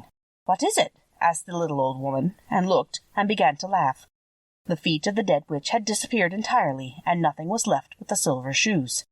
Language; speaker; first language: English; native; English